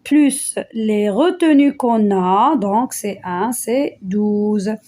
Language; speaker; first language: French; non-native, local second language; Arabic